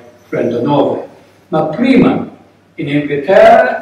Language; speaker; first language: Italian; non-native, learner; English